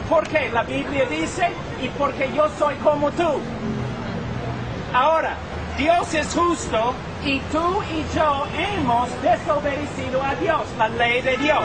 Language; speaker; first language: Spanish; non-native, fluent; English